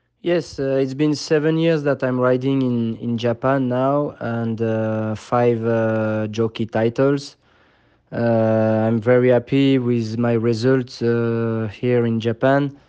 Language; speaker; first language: English; non-native, fluent; French